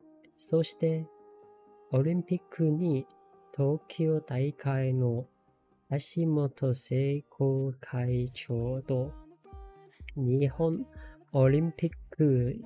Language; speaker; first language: Japanese; non-native, learner; English